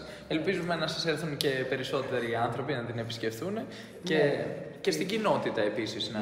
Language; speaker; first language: Greek; native; Greek